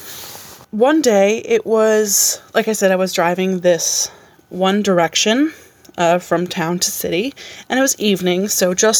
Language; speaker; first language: English; native; English